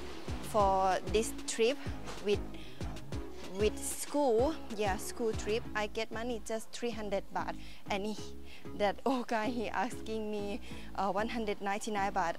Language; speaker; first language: English; non-native, learner; Thai